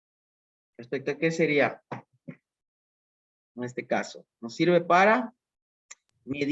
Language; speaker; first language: Spanish; native; Spanish